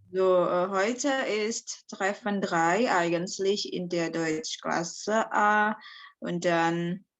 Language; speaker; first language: German; non-native, fluent; Indonesian